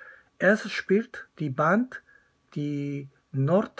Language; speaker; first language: German; non-native, fluent; Korean